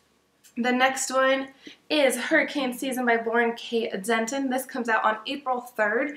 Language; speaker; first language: English; native; English